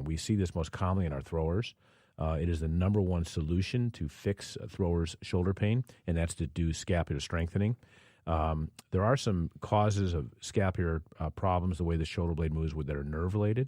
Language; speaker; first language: English; native; English